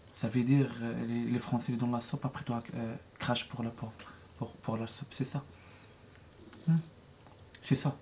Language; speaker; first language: French; non-native, learner; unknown